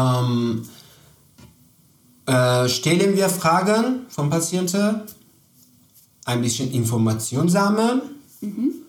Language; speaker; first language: German; non-native, learner; Persian